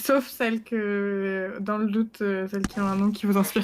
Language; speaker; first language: French; native; French